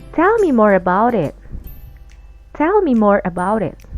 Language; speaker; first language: English; non-native, fluent; Indonesian